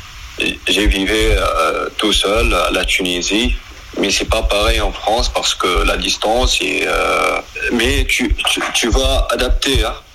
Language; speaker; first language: French; non-native, local second language; Arabic